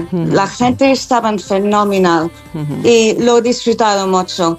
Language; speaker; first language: Spanish; non-native, learner; English